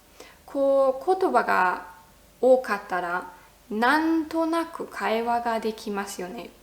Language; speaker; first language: Japanese; non-native, fluent; German